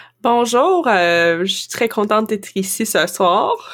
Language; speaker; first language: French; non-native, local second language; English